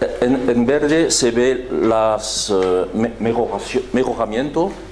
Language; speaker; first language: Spanish; non-native, fluent; French